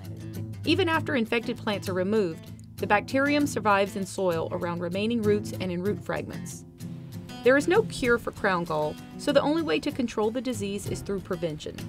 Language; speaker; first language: English; native; English